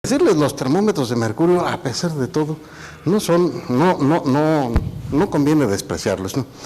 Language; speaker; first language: Spanish; native; Spanish